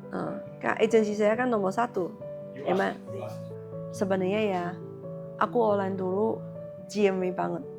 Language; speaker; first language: Indonesian; non-native, learner; Chinese